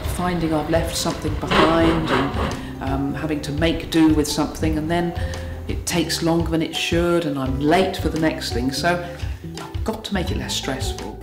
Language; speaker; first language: English; native; English